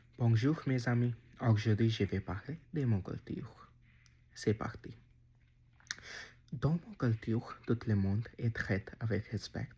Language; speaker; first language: French; non-native, learner; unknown